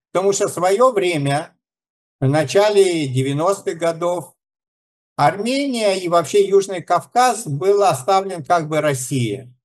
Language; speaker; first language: Russian; non-native, local second language; Armenian